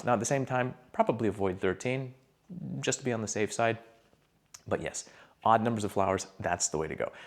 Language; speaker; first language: English; native; English